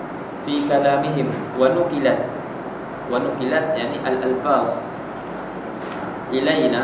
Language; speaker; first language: Arabic; non-native, fluent; Malay